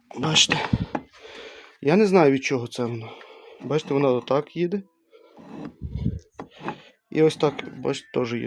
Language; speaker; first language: Ukrainian; native; Ukrainian